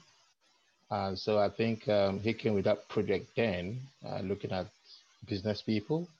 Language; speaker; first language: English; non-native, local second language; Yoruba